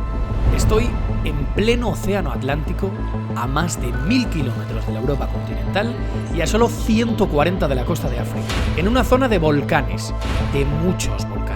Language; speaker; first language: Spanish; native; Spanish